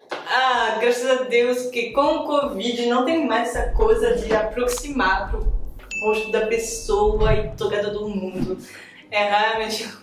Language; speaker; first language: Portuguese; non-native, fluent; French